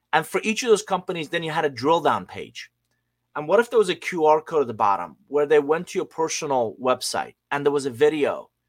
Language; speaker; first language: English; non-native, fluent; Persian